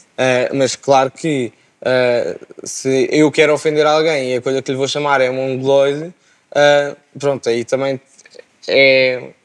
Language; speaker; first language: Portuguese; native; Portuguese